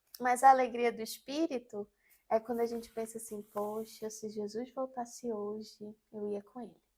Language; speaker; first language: Portuguese; native; Portuguese